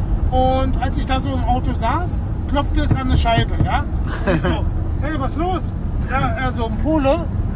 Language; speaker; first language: German; native; German